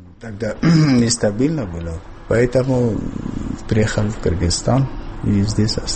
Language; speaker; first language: Russian; non-native, fluent; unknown